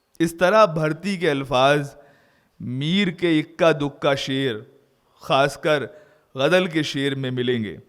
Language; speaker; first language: Urdu; native; Urdu